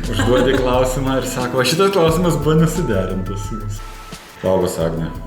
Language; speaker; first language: Lithuanian; native; Lithuanian